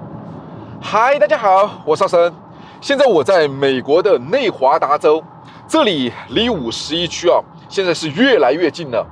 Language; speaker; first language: Chinese; native; Chinese